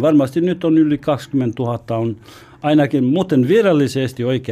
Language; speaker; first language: Finnish; non-native, learner; Albanian